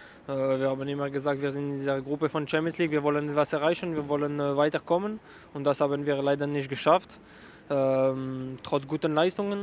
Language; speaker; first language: German; non-native, local second language; French